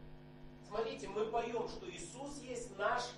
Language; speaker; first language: Polish; non-native, learner; Russian